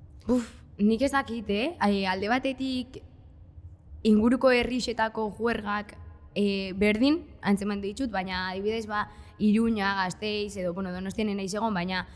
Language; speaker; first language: Basque; native; Basque